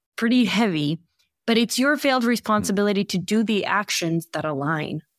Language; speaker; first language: English; early bilingual, other home language; Bosnian